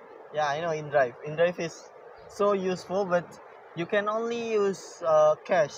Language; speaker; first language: English; non-native, learner; Indonesian